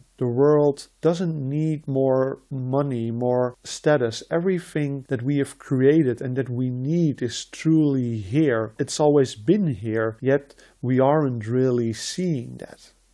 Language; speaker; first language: English; non-native, fluent; Dutch